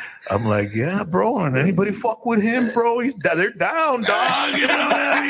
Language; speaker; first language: English; early bilingual, other home language; Spanish